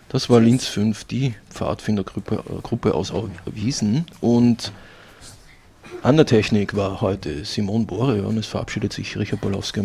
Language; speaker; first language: German; native; German